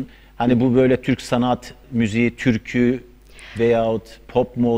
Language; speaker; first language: Turkish; native; Turkish